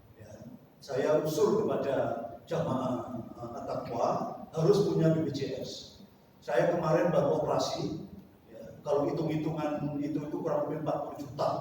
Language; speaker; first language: Indonesian; native; Indonesian